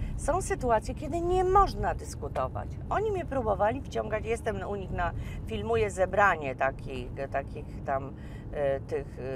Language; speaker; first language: Polish; native; Polish